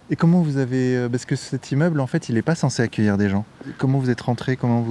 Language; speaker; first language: French; native; French